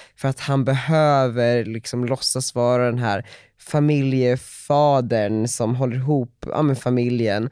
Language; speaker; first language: Swedish; native; Swedish